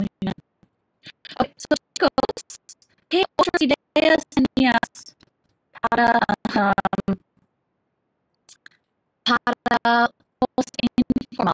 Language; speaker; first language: Spanish; non-native, learner; English